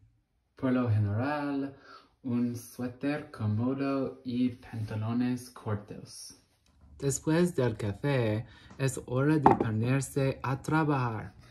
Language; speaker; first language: Spanish; non-native, learner; English